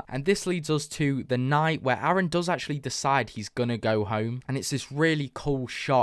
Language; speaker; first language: English; native; English